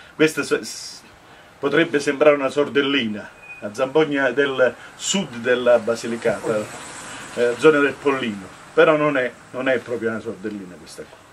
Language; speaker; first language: Italian; native; Italian